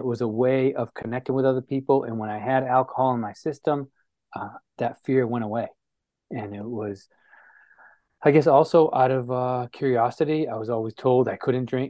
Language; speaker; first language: English; native; English